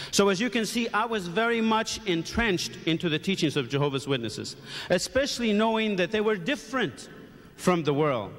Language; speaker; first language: English; native; English